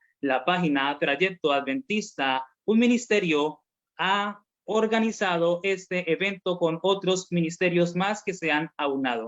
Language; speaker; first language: Spanish; native; Spanish